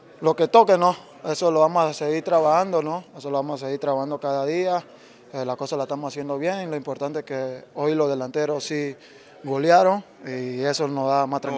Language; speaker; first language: Spanish; native; Spanish